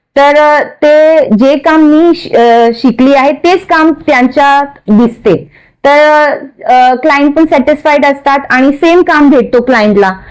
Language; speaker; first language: Marathi; non-native, local second language; Kachhi